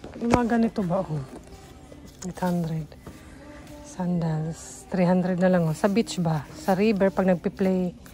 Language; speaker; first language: Filipino; native; Filipino